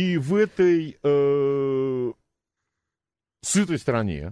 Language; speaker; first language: Russian; native; Russian